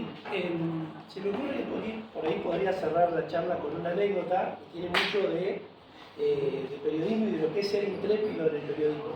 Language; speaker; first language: Spanish; native; Spanish